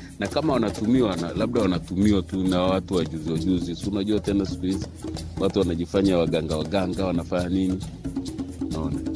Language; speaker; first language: Swahili; native; Swahili